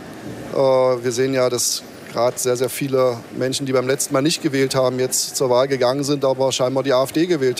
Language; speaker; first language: German; native; German